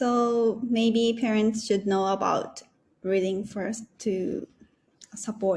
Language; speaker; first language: English; non-native, learner; Japanese